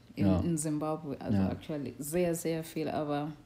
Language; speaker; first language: German; non-native, learner; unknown